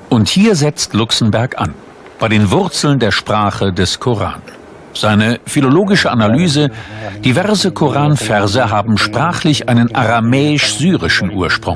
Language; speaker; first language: German; native; German